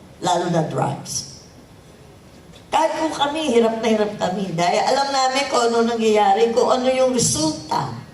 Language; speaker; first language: Filipino; native; Filipino